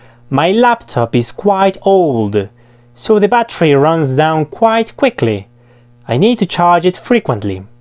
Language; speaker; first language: English; non-native, fluent; Spanish